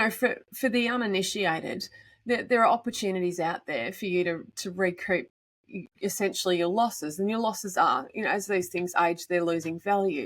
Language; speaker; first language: English; native; English